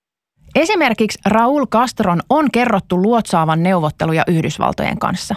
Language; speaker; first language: Finnish; native; Finnish